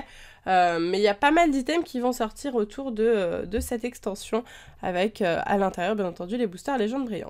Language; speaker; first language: French; native; French